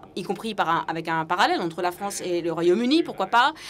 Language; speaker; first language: French; non-native, fluent; English